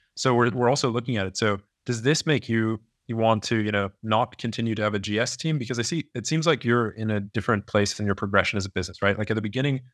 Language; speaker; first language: English; native; English